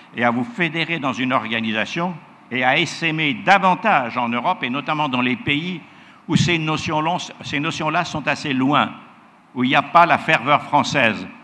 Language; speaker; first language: French; native; French